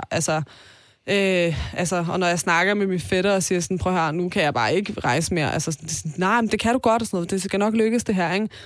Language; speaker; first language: Danish; early bilingual, other home language; Persian